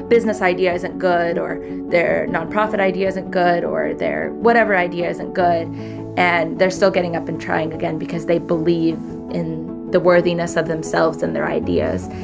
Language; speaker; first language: English; early bilingual, other home language; Hindi